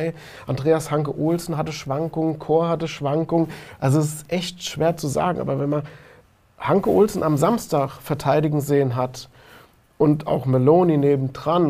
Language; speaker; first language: German; native; German